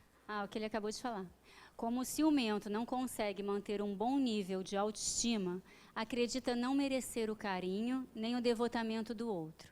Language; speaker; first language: Portuguese; native; Portuguese